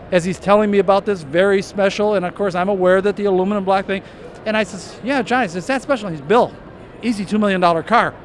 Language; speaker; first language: English; native; English